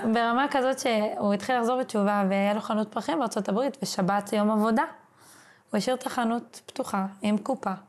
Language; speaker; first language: Hebrew; early bilingual, other home language; English